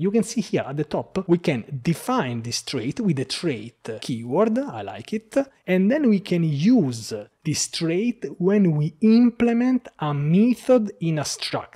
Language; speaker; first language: English; non-native, fluent; Italian